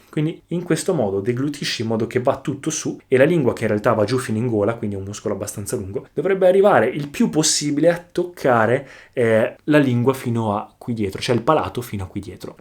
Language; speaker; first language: Italian; native; Italian